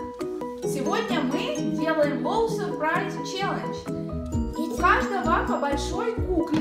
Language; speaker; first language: Russian; native; Russian